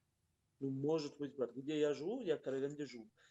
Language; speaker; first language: Russian; non-native, local second language; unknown